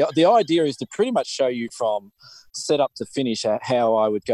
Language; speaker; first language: English; native; English